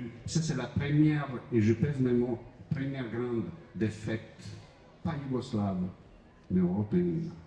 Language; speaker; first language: French; non-native, fluent; Croatian